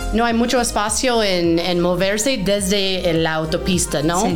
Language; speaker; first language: Spanish; non-native, fluent; English